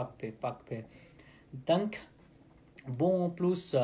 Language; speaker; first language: French; non-native, learner; Nepali